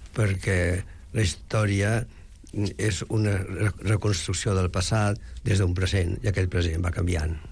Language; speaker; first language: Catalan; non-native, local second language; Spanish